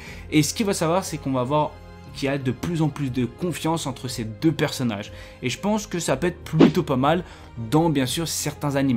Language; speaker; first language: French; native; French